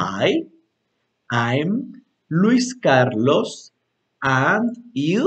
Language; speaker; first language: English; non-native, learner; Spanish